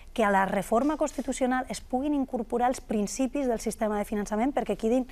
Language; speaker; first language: Catalan; non-native, local second language; Spanish